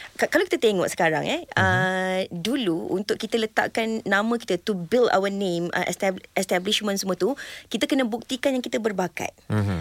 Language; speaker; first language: Malay; native; Malay